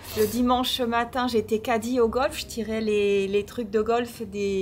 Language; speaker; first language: French; early bilingual, other home language; Portuguese